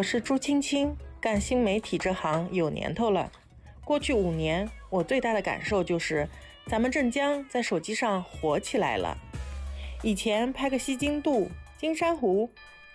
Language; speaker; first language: Chinese; native; Chinese